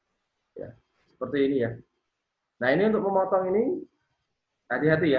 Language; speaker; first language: Indonesian; native; Indonesian